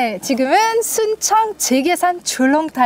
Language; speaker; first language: Korean; non-native, learner; French